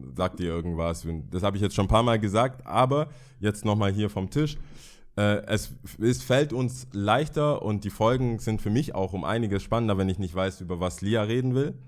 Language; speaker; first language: German; early bilingual, other home language; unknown